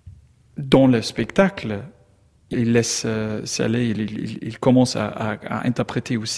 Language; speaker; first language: French; non-native, learner; German